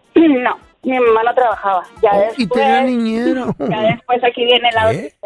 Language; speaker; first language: Spanish; native; Spanish